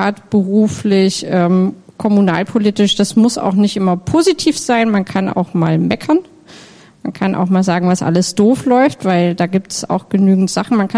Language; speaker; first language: German; native; German